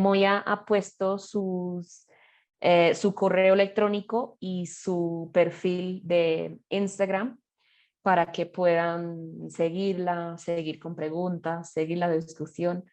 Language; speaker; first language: Spanish; non-native, fluent; English